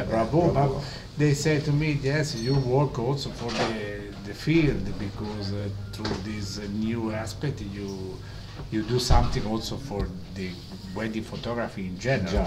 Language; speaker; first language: English; non-native, learner; Italian